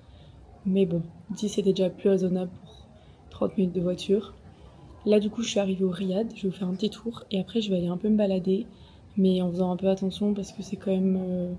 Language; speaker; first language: French; native; French